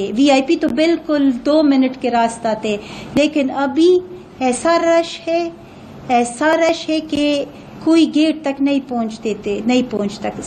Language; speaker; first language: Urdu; non-native, fluent; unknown